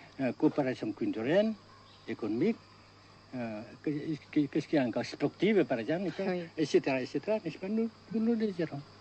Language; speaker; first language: French; non-native, fluent; Vietnamese